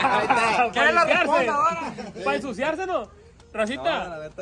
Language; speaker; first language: Spanish; native; Spanish